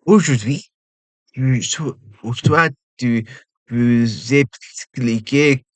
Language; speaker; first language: French; non-native, learner; Japanese